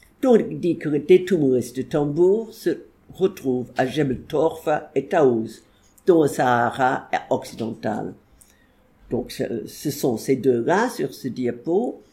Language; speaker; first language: French; non-native, fluent; English